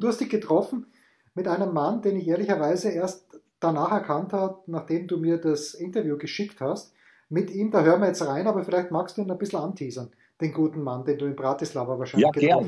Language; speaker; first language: German; native; German